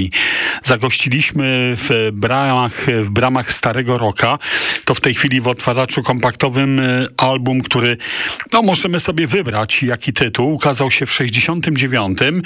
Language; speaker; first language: Polish; native; Polish